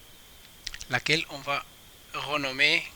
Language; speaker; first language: French; non-native, fluent; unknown